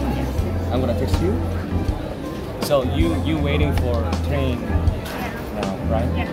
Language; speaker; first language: English; non-native, learner; Korean